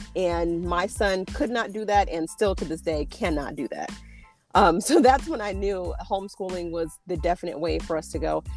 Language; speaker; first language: English; native; English